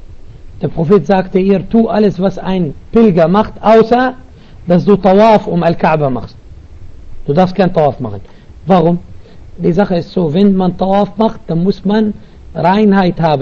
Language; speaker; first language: German; non-native, fluent; Arabic